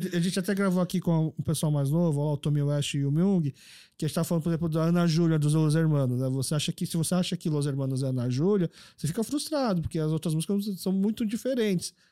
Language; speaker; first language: Portuguese; early bilingual, other home language; Korean